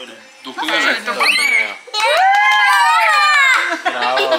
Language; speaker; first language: Turkish; native; Turkish